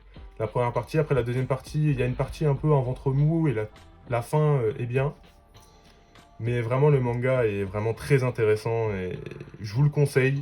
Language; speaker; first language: French; native; French